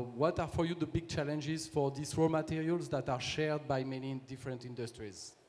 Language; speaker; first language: English; non-native, fluent; French